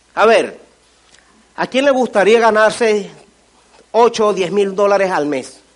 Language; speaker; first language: Spanish; native; Spanish